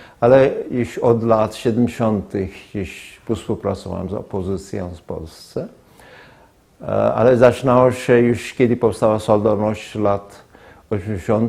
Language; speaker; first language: Polish; non-native, fluent; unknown